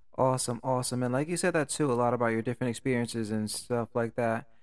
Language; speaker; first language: English; native; English